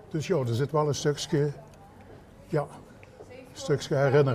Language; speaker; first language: Dutch; native; Dutch